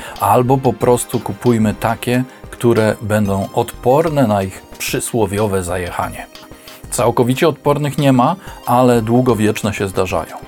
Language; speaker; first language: Polish; native; Polish